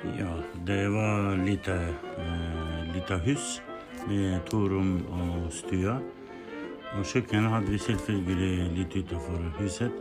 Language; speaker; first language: Norwegian; non-native, learner; Kurdish